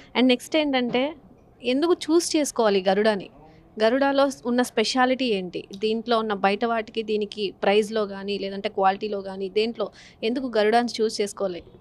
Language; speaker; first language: Telugu; native; Telugu